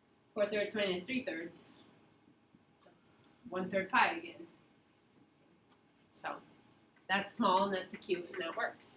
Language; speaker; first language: English; native; English